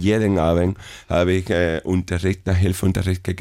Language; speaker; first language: German; non-native, fluent; Spanish